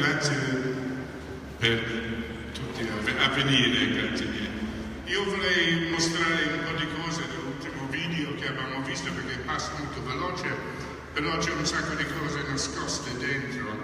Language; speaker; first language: Italian; non-native, fluent; English